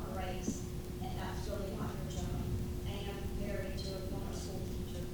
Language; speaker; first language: English; early bilingual, other home language; Italian